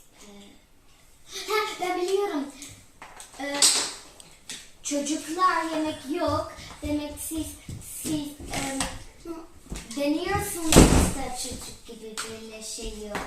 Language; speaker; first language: Turkish; non-native, learner; Dutch